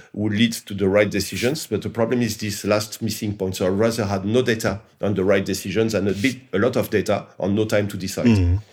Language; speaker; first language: English; non-native, fluent; French